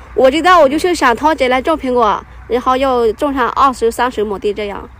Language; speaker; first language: Chinese; non-native, fluent; Lao